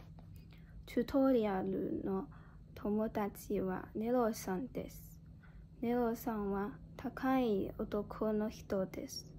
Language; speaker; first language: Japanese; non-native, learner; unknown